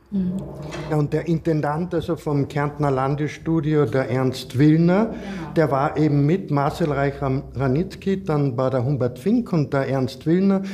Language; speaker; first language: German; native; German